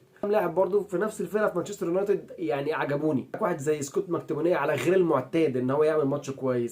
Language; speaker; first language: Arabic; native; Arabic